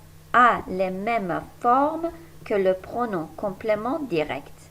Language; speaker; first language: French; non-native, fluent; Persian